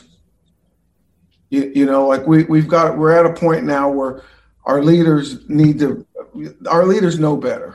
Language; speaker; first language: English; native; English